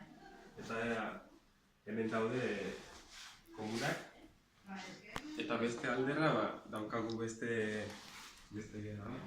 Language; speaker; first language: Basque; non-native, learner; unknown